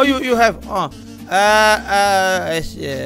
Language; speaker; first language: English; non-native, learner; Indonesian